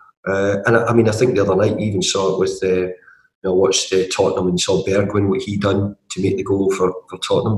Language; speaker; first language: English; native; English